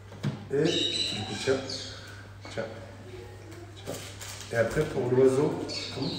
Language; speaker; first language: French; native; French